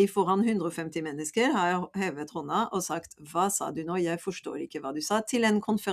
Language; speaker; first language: Norwegian; non-native, fluent; French